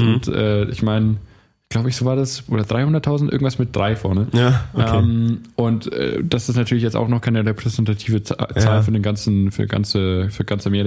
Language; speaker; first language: German; native; German